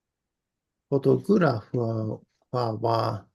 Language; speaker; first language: Japanese; non-native, learner; English